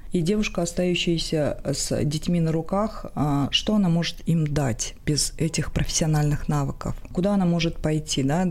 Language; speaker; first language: Russian; non-native, local second language; Tajik